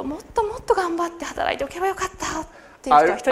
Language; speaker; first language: Japanese; native; Japanese